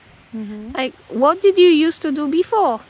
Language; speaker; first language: English; non-native, fluent; Polish